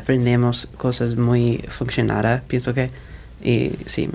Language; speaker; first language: Spanish; non-native, learner; English